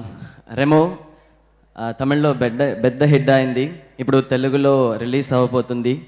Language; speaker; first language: Telugu; non-native, learner; Tamil